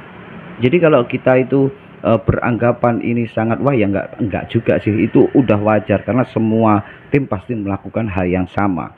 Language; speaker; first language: Indonesian; native; Indonesian